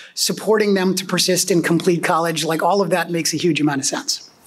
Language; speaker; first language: English; native; English